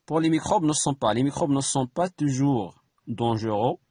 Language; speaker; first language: French; non-native, local second language; Arabic